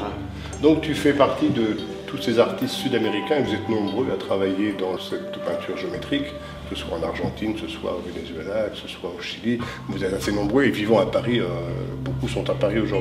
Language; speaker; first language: French; native; French